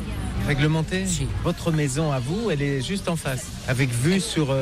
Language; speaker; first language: French; native; French